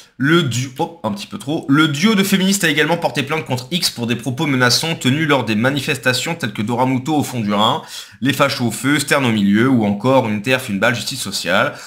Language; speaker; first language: French; native; French